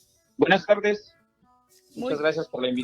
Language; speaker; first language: Spanish; native; Spanish